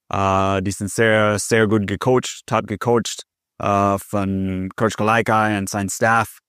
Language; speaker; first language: German; non-native, fluent; English